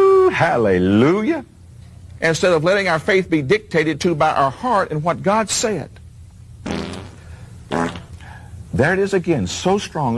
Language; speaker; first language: English; native; English